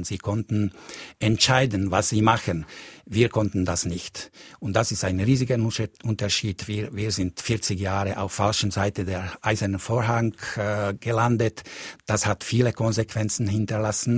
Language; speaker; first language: German; non-native, fluent; Slovak